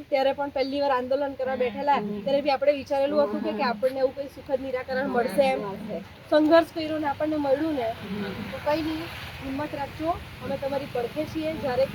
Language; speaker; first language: Gujarati; native; Gujarati